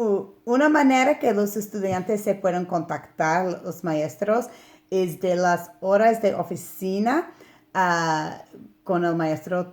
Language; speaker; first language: Spanish; non-native, learner; English